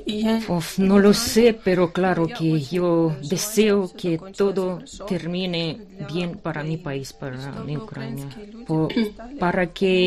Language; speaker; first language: Spanish; non-native, fluent; Ukrainian